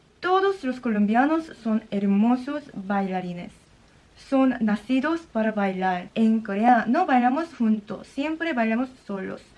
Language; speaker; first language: Spanish; non-native, fluent; Korean